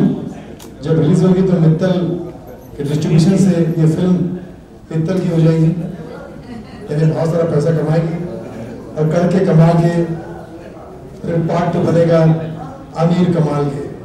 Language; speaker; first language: Hindi; native; Hindi